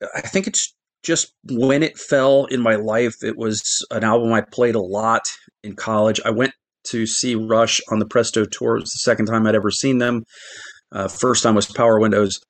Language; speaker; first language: English; native; English